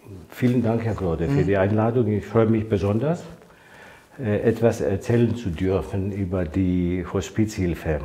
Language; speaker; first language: German; non-native, fluent; Greek